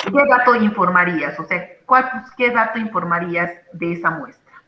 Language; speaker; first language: Spanish; native; Spanish